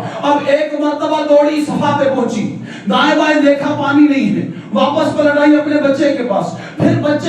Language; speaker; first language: Urdu; native; Urdu